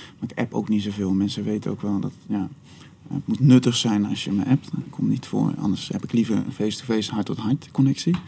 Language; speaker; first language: Dutch; native; Dutch